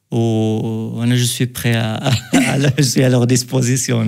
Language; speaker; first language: French; non-native, local second language; Arabic